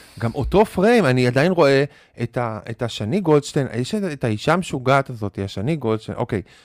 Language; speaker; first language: Hebrew; native; Hebrew